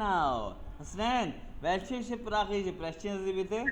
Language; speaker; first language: German; non-native, learner; Urdu